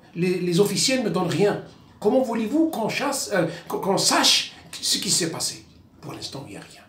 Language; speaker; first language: French; non-native, local second language; Arabic